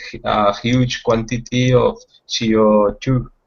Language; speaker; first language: English; non-native, learner; Spanish